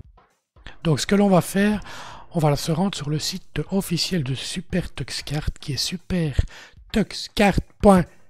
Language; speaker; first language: French; native; French